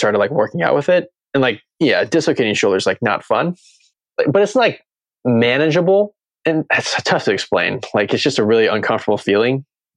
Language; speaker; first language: English; native; English